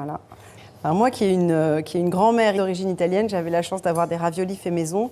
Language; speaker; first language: French; native; French